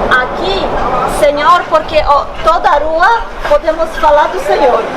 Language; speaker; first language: Portuguese; non-native, learner; Polish